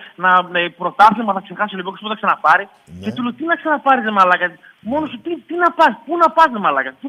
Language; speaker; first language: Greek; native; Greek